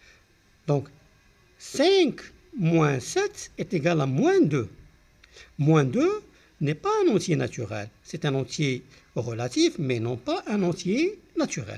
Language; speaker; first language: French; non-native, local second language; Arabic